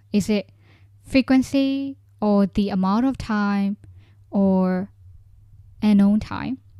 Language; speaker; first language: English; non-native, fluent; Burmese